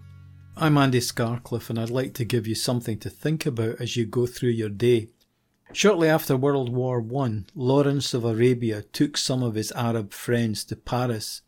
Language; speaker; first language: English; native; English